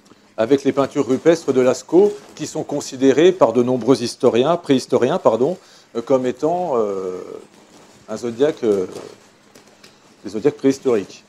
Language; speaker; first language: French; native; French